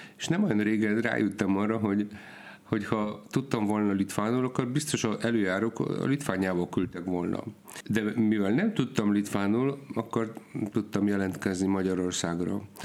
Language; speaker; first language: Hungarian; non-native, fluent; Polish